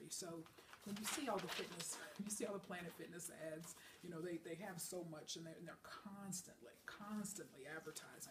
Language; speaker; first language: English; native; English